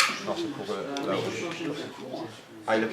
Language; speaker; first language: French; non-native, learner; Italian